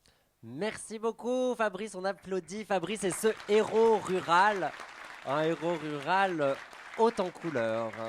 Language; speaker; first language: French; native; French